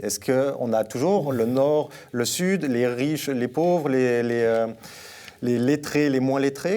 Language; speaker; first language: French; native; French